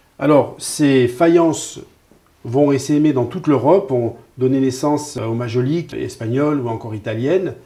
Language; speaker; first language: French; native; French